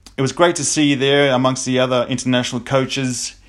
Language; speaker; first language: English; native; English